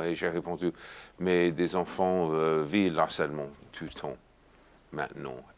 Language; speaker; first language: French; non-native, fluent; English